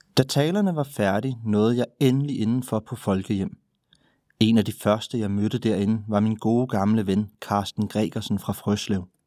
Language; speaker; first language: Danish; native; Danish